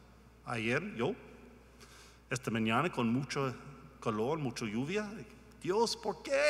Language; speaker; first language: Spanish; non-native, learner; English